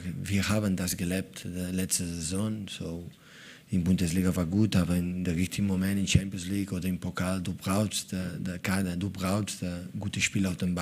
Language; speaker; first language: German; non-native, fluent; Catalan